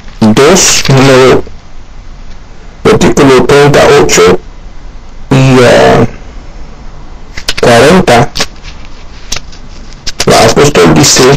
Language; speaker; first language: Spanish; non-native, learner; Haitian Creole